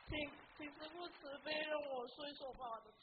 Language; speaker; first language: Chinese; native; Chinese